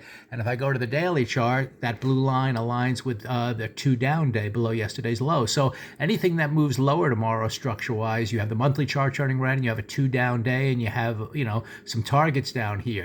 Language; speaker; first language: English; native; English